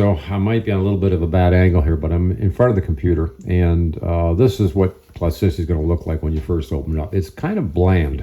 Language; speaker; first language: English; native; English